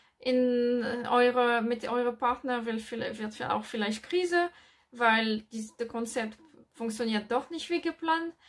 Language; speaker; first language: German; non-native, learner; French